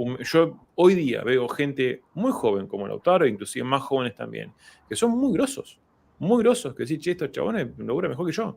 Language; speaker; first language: Spanish; native; Spanish